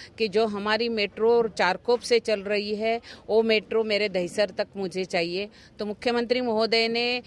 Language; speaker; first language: Hindi; non-native, local second language; Marathi